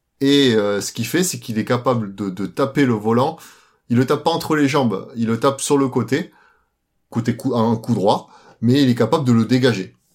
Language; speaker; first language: French; native; French